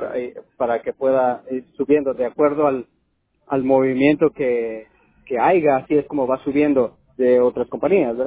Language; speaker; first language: Spanish; non-native, local second language; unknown